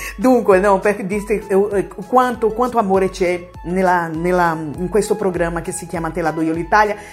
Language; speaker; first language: Italian; non-native, fluent; Portuguese